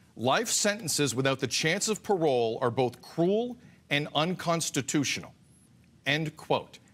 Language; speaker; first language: English; native; English